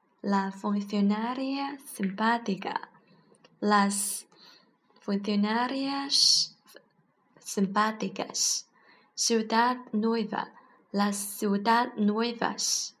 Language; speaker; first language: Spanish; non-native, learner; Chinese